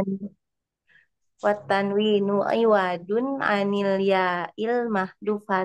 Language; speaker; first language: Arabic; non-native, learner; Indonesian